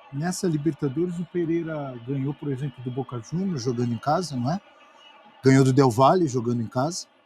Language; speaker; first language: Portuguese; native; Portuguese